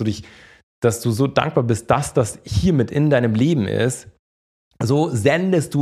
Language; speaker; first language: German; native; German